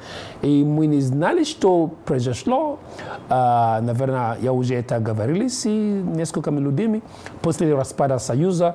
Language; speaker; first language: Russian; non-native, learner; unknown